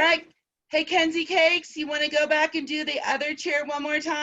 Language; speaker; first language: English; native; English